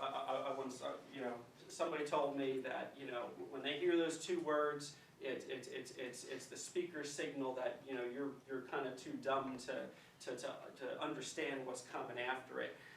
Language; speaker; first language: English; native; English